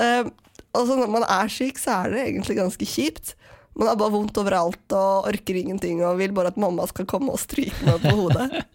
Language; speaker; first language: Norwegian; native; Norwegian